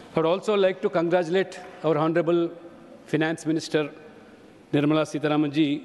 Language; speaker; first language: Hindi; non-native, local second language; Telugu